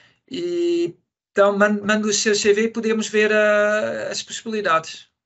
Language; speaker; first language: Portuguese; non-native, learner; Dutch